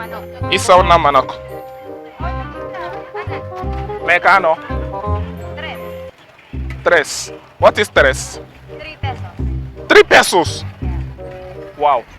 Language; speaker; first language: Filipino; non-native, learner; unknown